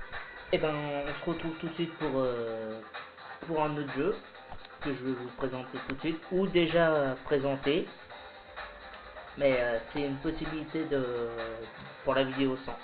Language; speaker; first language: French; native; French